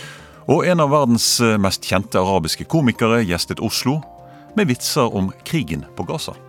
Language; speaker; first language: Norwegian; native; Norwegian